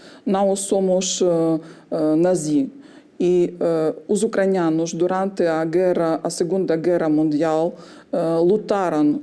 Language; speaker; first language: Portuguese; non-native, fluent; Ukrainian